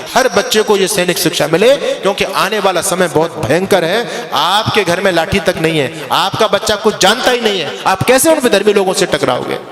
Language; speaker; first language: Hindi; native; Hindi